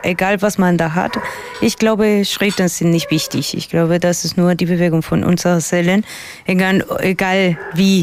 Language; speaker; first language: German; non-native, fluent; Spanish